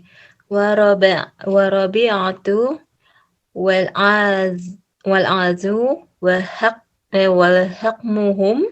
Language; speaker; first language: Arabic; non-native, learner; Indonesian